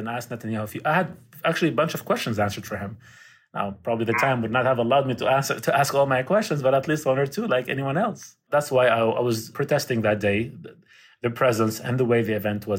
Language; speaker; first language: English; non-native, fluent; Arabic